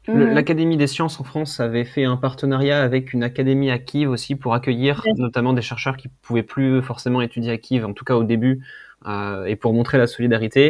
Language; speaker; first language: French; native; French